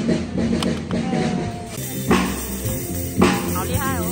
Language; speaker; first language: Chinese; native; Chinese